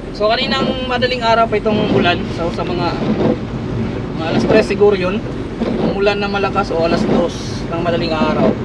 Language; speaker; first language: Filipino; non-native, local second language; Cebuano